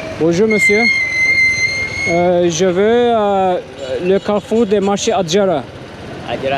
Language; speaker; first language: French; non-native, learner; Turkish